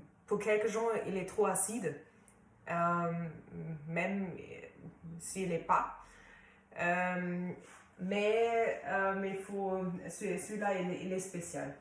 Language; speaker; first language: French; non-native, fluent; German